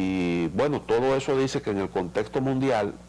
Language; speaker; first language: Spanish; native; Spanish